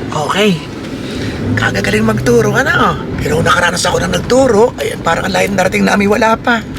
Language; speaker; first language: Filipino; native; Filipino